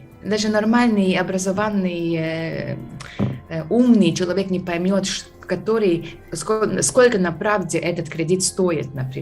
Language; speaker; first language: Russian; non-native, fluent; Latvian